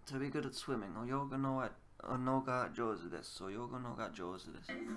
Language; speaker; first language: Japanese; non-native, learner; English